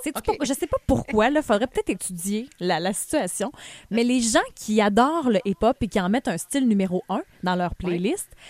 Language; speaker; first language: French; native; French